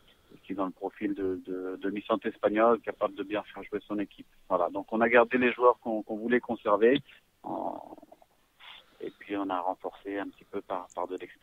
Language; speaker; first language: French; native; French